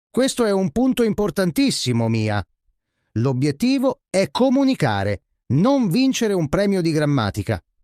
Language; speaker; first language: Italian; non-native, fluent; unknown